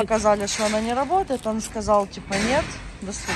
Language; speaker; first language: Russian; non-native, local second language; Ukrainian